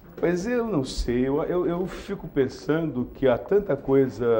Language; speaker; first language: Portuguese; native; Portuguese